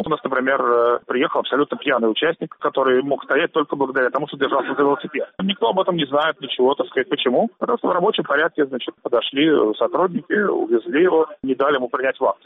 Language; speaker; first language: Russian; native; Russian